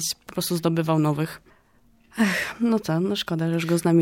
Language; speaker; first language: Polish; native; Polish